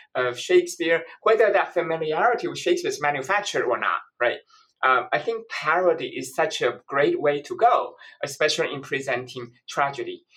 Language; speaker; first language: English; non-native, fluent; Chinese